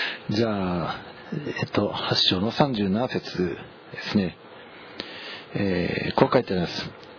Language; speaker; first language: Japanese; native; Japanese